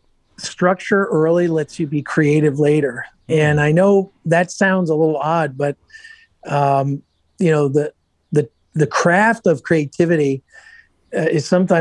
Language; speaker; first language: English; native; English